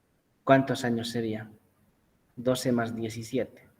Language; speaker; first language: Spanish; native; Spanish